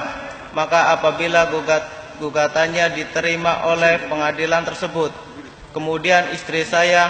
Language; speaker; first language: Indonesian; non-native, local second language; Javanese